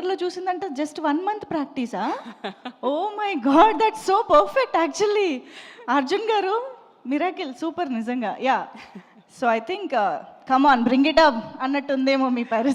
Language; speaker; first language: Telugu; native; Telugu